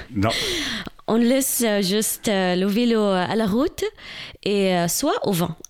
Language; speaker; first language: French; non-native, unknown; Arabic